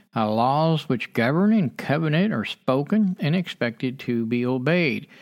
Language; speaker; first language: English; native; English